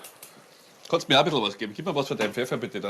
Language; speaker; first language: German; native; German